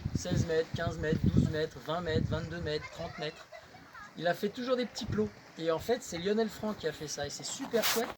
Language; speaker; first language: French; native; French